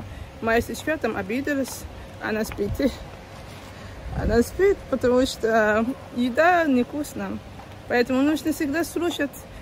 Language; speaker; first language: Russian; non-native, learner; English